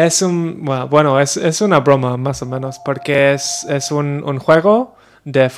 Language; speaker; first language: Spanish; non-native, learner; English